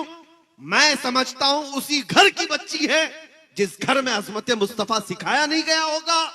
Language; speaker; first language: Hindi; native; Hindi